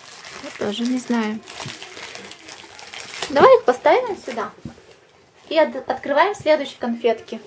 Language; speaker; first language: Russian; native; Russian